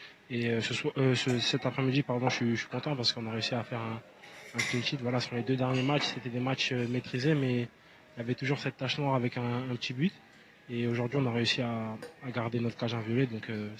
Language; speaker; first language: French; native; French